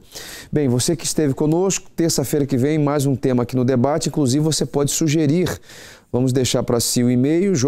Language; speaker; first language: Portuguese; native; Portuguese